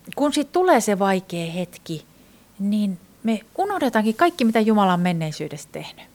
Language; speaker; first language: Finnish; non-native, fluent; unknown